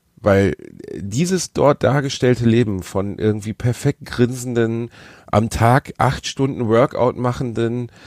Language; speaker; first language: German; native; German